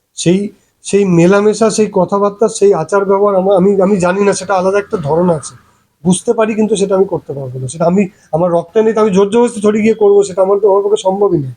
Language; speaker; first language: Bangla; early bilingual, heritage; Bangla